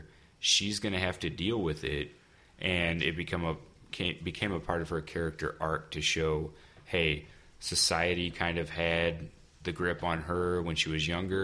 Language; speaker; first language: English; native; English